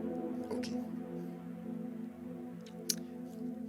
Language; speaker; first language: French; native; French